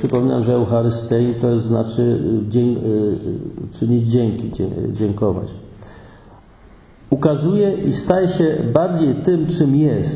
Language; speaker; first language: Polish; native; Polish